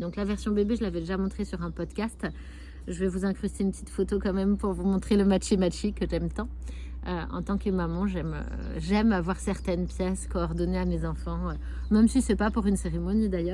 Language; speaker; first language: French; native; French